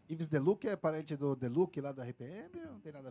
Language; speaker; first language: Portuguese; native; Portuguese